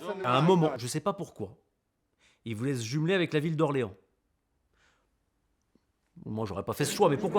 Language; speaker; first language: French; native; French